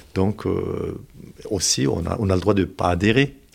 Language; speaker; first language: French; non-native, fluent; Turkish